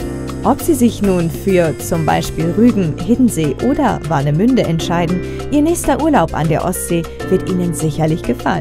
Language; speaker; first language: German; native; German